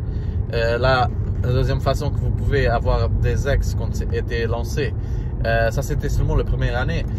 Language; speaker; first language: French; non-native, learner; Portuguese